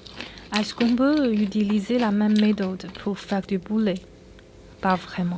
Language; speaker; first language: French; non-native, fluent; Chinese